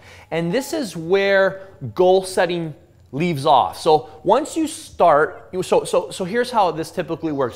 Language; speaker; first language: English; native; English